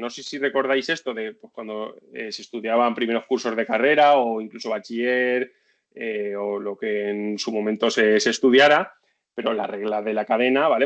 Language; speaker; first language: Spanish; native; Spanish